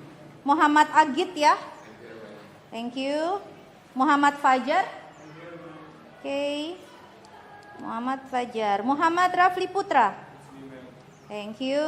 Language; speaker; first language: English; non-native, fluent; Indonesian